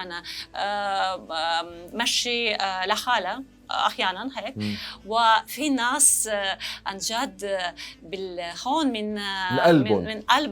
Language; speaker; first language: Arabic; non-native, learner; Russian